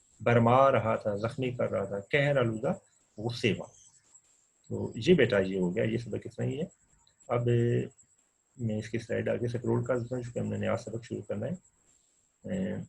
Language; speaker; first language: Urdu; non-native, local second language; Punjabi